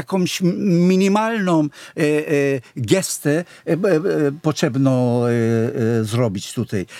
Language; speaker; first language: Polish; non-native, fluent; Hebrew